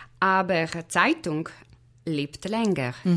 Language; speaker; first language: German; non-native, fluent; Polish